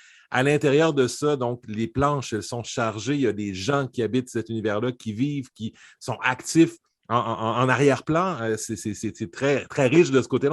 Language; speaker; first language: French; native; French